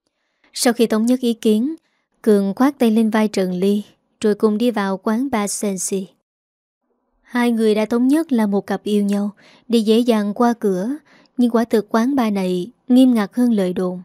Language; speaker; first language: Vietnamese; native; Vietnamese